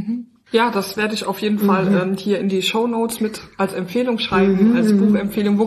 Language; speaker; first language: German; native; German